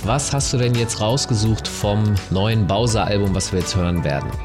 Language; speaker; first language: German; native; German